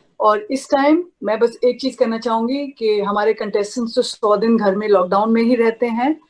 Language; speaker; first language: Hindi; native; Hindi